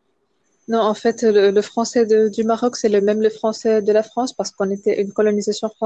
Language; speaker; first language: French; non-native, local second language; Arabic